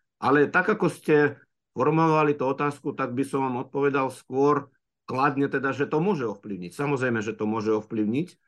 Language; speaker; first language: Slovak; non-native, fluent; Russian